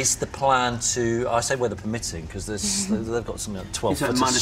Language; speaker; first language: English; native; English